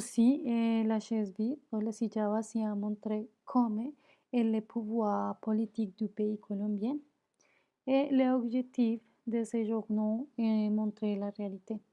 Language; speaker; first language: French; non-native, learner; Spanish